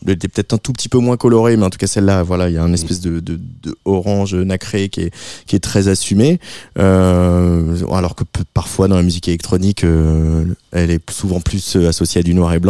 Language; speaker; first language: French; native; French